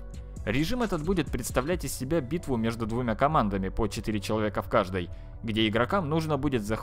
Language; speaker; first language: Russian; native; Russian